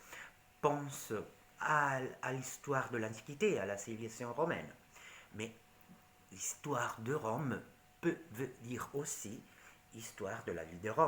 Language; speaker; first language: French; non-native, learner; Italian